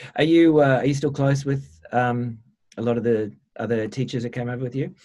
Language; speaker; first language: English; native; English